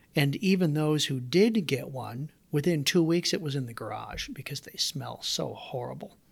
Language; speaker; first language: English; native; English